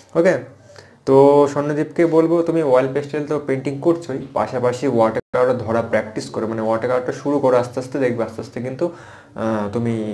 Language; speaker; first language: Bangla; native; Bangla